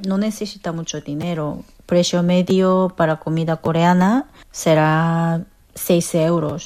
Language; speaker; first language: Spanish; non-native, fluent; Korean